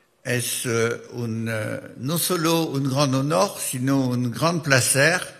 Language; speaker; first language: Spanish; non-native, fluent; French